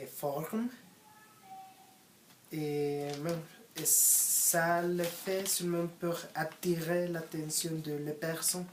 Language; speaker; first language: French; non-native, learner; Spanish